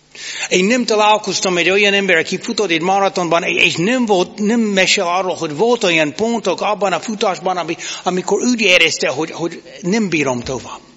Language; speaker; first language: Hungarian; non-native, fluent; English